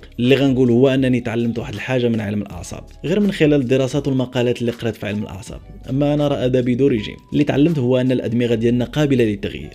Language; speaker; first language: Arabic; native; Arabic